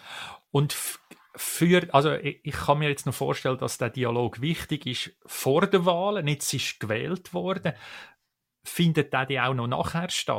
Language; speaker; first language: German; native; German